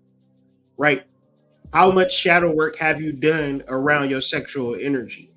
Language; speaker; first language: English; native; English